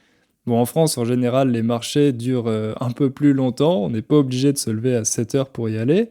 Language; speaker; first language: French; native; French